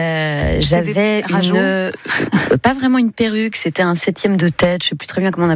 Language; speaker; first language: French; native; French